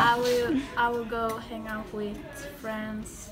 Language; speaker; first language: English; non-native, fluent; Swedish